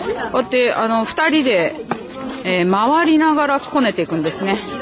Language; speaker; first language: Japanese; native; Japanese